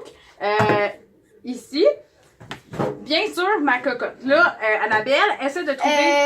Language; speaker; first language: French; native; French